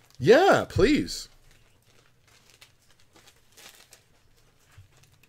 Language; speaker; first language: English; native; English